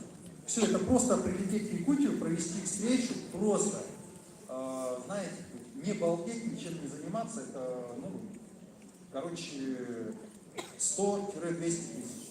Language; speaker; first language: Russian; native; Russian